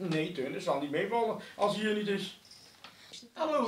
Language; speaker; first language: Dutch; native; Dutch